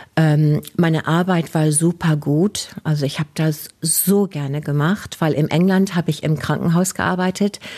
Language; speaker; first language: German; non-native, fluent; English